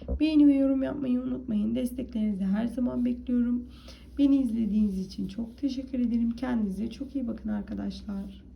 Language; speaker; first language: Turkish; native; Turkish